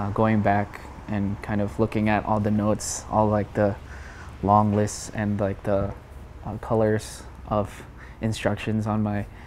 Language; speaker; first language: English; native; English